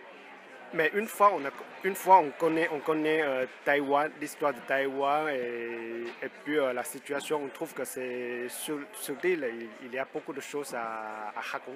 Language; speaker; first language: French; non-native, fluent; Chinese